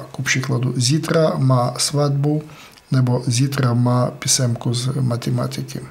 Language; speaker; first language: Czech; non-native, fluent; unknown